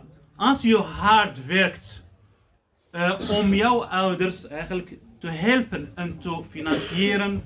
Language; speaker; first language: Dutch; non-native, fluent; Arabic